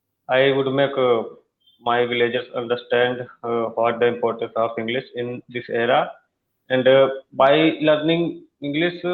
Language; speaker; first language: English; non-native, learner; Hindi